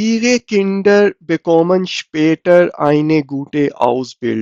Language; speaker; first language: German; non-native, fluent; Urdu